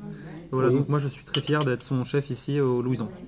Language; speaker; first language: French; native; French